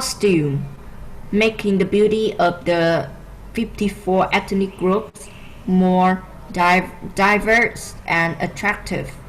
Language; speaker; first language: English; non-native, learner; Vietnamese